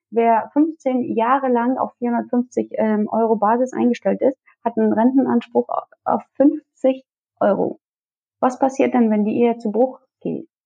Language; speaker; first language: German; early bilingual, other home language; Russian